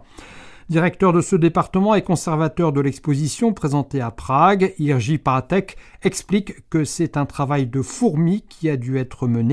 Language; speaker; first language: French; native; French